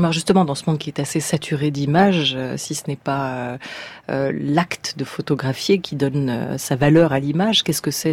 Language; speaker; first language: French; native; French